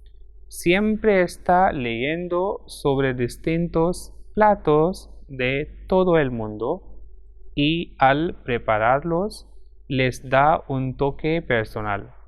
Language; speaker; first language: Spanish; non-native, fluent; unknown